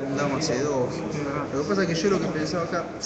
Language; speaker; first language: Spanish; native; Spanish